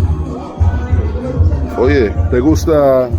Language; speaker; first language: Spanish; non-native, learner; English